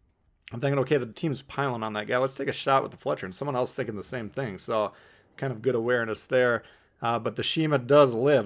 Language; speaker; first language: English; native; English